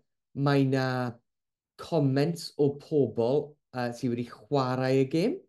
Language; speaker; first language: Welsh; non-native, local second language; English